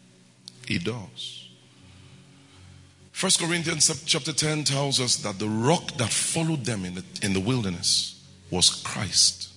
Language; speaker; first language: English; non-native, local second language; Bini